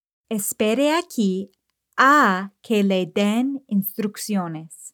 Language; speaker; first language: Spanish; non-native, fluent; English